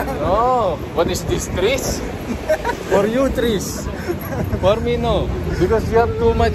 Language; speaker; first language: English; non-native, local second language; Filipino